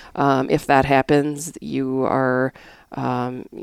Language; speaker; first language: English; native; English